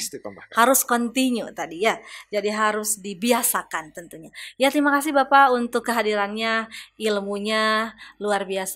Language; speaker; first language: Indonesian; native; Indonesian